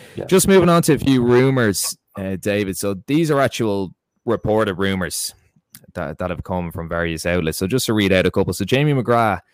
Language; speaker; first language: English; early bilingual, other home language; Portuguese